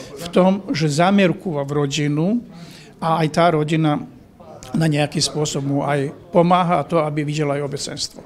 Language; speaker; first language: Slovak; native; Slovak